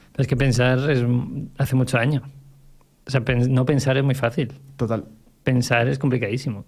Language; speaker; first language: Spanish; native; Spanish